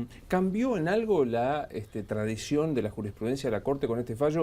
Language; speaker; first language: Spanish; native; Spanish